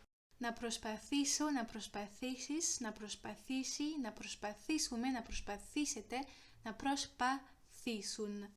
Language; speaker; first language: Greek; non-native, fluent; French